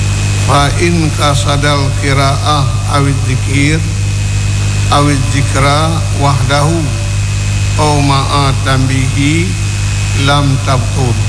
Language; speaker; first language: Arabic; non-native, fluent; Indonesian